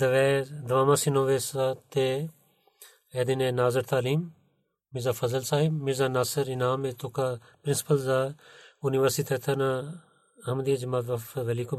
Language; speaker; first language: Bulgarian; non-native, learner; Urdu